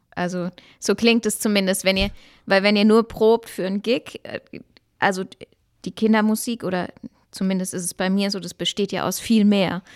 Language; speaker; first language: German; native; German